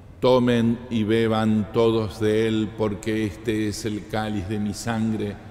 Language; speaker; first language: Spanish; native; Spanish